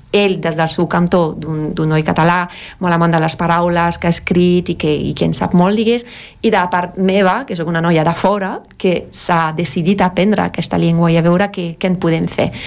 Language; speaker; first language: Catalan; non-native, fluent; French